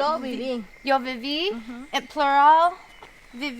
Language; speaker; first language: Spanish; non-native, learner; English